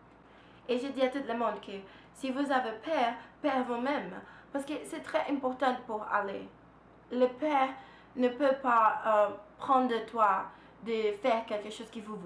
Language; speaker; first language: French; non-native, learner; Portuguese